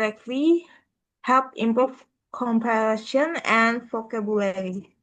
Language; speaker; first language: English; non-native, learner; Indonesian